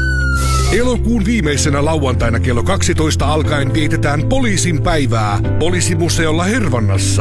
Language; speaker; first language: Finnish; native; Finnish